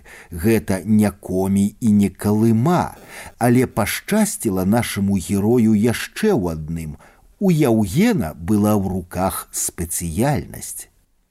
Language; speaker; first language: Belarusian; native; Belarusian